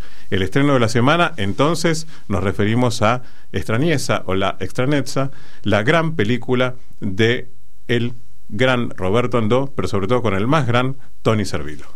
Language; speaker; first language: Spanish; native; Spanish